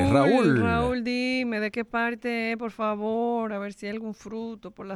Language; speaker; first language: Spanish; native; Spanish